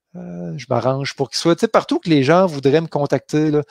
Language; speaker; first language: French; native; French